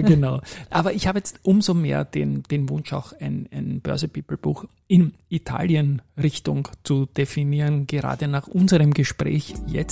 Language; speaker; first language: German; native; German